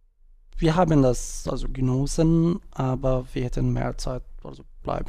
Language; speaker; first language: German; non-native, learner; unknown